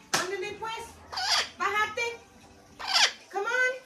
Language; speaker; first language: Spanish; non-native, learner; English